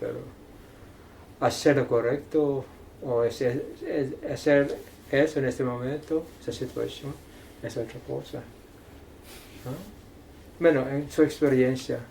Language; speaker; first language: Spanish; non-native, fluent; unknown